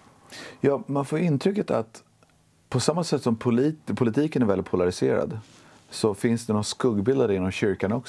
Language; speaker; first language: Swedish; native; Swedish